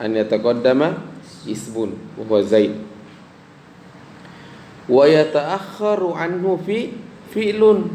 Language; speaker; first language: Arabic; non-native, fluent; Indonesian